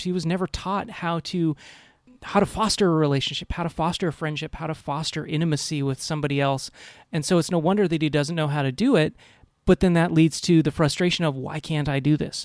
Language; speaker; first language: English; native; English